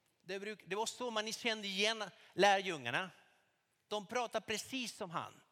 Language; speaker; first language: Swedish; non-native, fluent; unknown